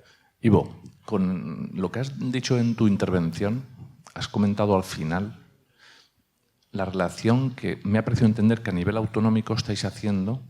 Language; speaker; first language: Spanish; non-native, fluent; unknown